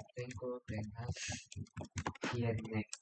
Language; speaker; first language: Spanish; non-native, learner; English